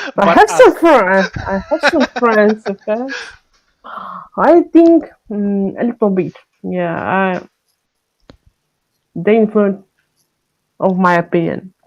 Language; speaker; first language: English; non-native, learner; French